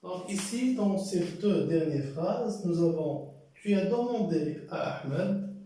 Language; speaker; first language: French; non-native, local second language; Arabic